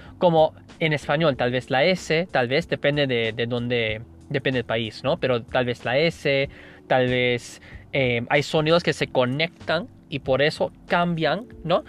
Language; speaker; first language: Spanish; non-native, fluent; English